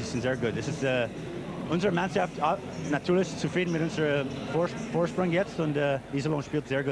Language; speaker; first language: German; non-native, fluent; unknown